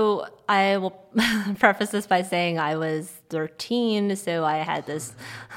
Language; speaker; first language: English; non-native, local second language; Cantonese